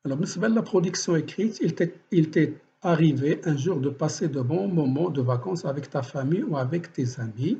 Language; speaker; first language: French; non-native, local second language; Arabic